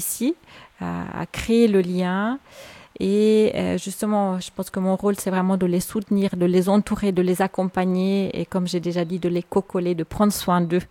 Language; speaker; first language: French; native; French